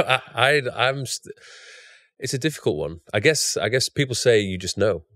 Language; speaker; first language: English; native; English